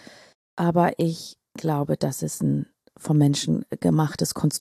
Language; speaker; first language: German; native; German